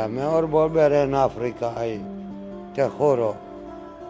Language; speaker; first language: Spanish; non-native, learner; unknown